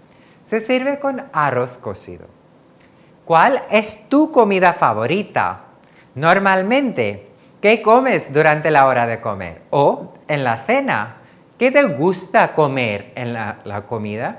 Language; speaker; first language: Spanish; non-native, fluent; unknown